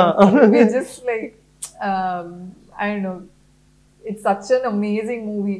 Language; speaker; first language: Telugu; non-native, fluent; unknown